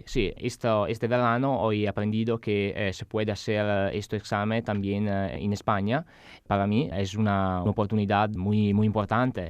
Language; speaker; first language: Spanish; non-native, learner; Italian